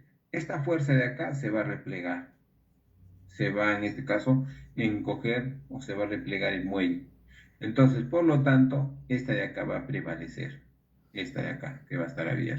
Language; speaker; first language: Spanish; native; Spanish